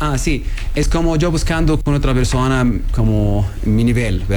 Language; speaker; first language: Spanish; non-native, learner; Arabic